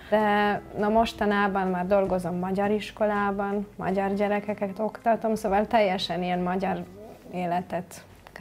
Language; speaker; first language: Hungarian; non-native, fluent; Polish